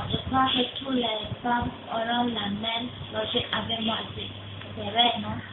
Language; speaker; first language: French; non-native, learner; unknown